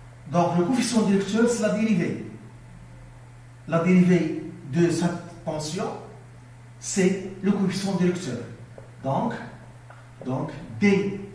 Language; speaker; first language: French; non-native, local second language; Arabic